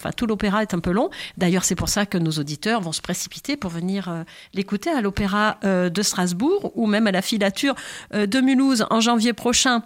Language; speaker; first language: French; native; French